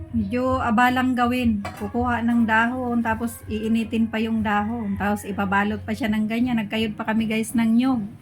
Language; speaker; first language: Filipino; non-native, local second language; Bikol